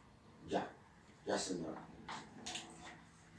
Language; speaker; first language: Spanish; non-native, learner; Haitian Creole